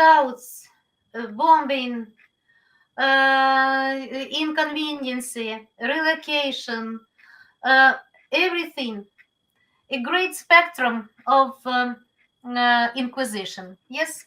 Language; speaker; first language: English; non-native, learner; Ukrainian